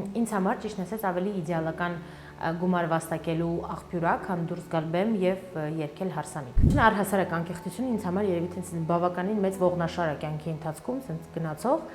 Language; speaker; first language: Armenian; early bilingual, heritage; Armenian